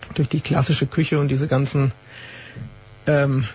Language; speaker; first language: German; native; German